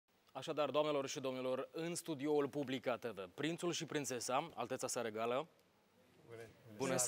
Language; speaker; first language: Romanian; native; Romanian